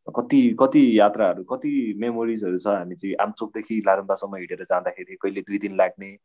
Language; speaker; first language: Nepali; non-native, local second language; Limbu